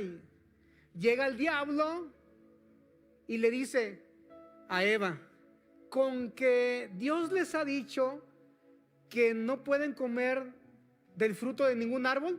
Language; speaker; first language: Spanish; native; Spanish